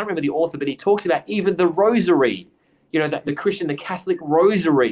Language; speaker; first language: English; native; English